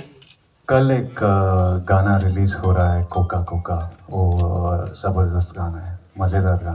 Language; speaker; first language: Hindi; non-native, local second language; Telugu